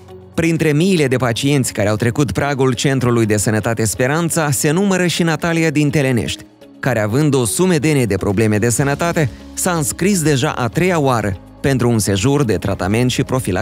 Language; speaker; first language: Romanian; native; Romanian